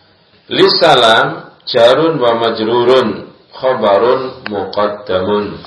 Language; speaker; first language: Arabic; non-native, fluent; Indonesian